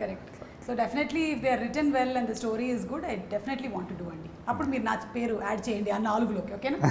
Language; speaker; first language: Telugu; native; Telugu